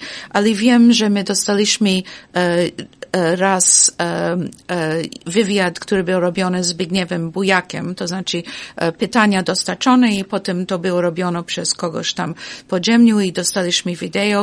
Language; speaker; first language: Polish; non-native, fluent; English